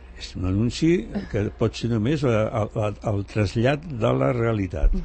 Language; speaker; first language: Catalan; native; Catalan